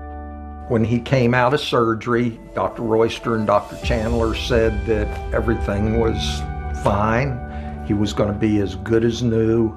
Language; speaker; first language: English; native; English